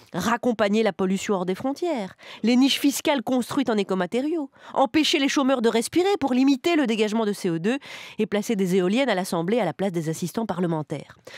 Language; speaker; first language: French; native; French